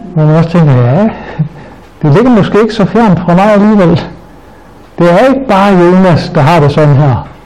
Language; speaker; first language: Danish; native; Danish